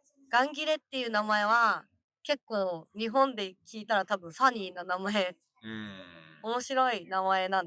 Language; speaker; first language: Japanese; native; Japanese